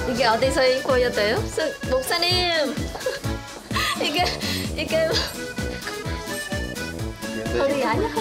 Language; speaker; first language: Korean; non-native, learner; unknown